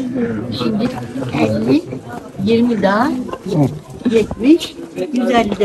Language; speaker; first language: Turkish; native; Turkish